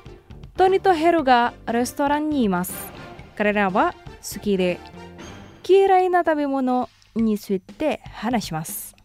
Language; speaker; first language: Japanese; non-native, fluent; Indonesian